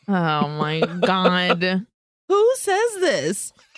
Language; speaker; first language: English; early bilingual, other home language; Spanish